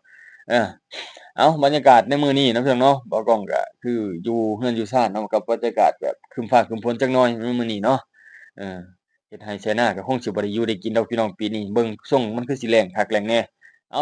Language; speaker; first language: Thai; non-native, local second language; Northeastern Thai